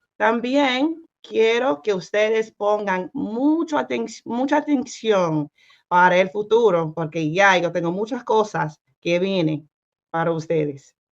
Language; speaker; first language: Spanish; non-native, fluent; English